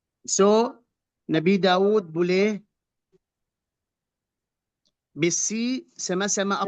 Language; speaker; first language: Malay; non-native, fluent; Arabic